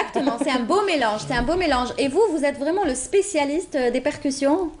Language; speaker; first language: French; native; French